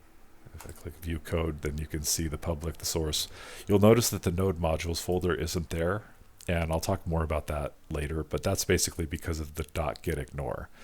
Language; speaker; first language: English; native; English